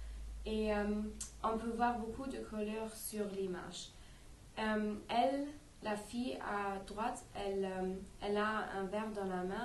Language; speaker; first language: French; non-native, learner; English